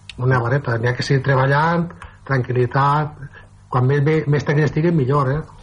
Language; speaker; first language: Catalan; non-native, local second language; Spanish